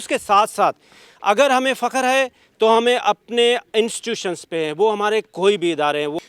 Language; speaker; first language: Urdu; non-native, local second language; Sindhi